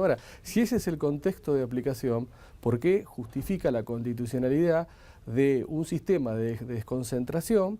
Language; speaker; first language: Spanish; native; Spanish